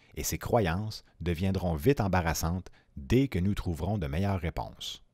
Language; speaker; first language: French; native; French